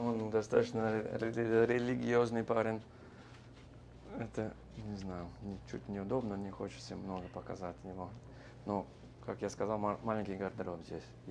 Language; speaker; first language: Russian; non-native, learner; English